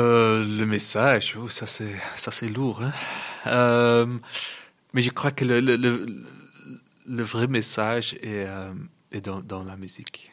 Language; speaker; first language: French; non-native, local second language; Dutch